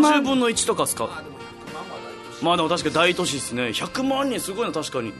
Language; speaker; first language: Japanese; native; Japanese